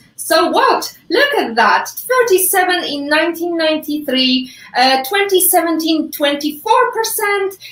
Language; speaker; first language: English; non-native, fluent; Polish